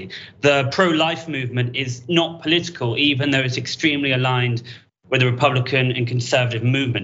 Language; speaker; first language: English; native; English